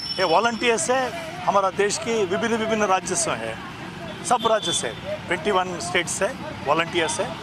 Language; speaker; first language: Hindi; non-native, local second language; Kannada